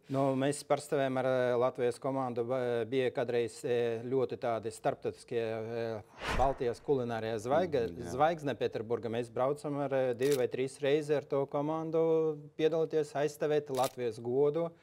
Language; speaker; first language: Latvian; early bilingual, other home language; Russian